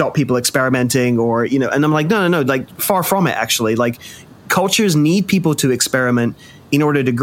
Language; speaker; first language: English; native; English